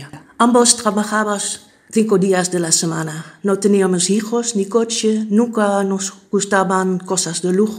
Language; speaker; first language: Spanish; non-native, fluent; Dutch